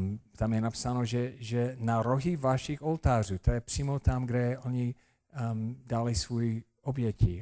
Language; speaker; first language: Czech; non-native, fluent; English